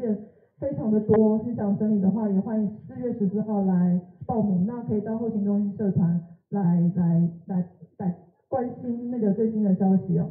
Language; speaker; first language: Chinese; native; Chinese